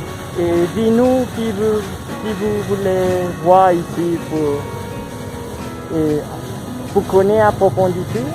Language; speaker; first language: French; non-native, learner; Spanish